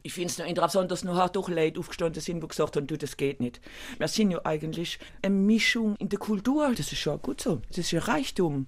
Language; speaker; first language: German; non-native, local second language; Swiss German